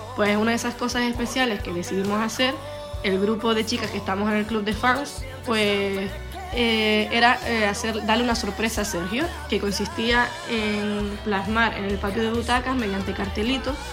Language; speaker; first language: Spanish; native; Spanish